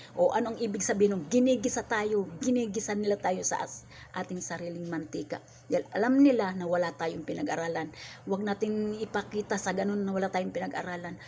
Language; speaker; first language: Filipino; non-native, local second language; Waray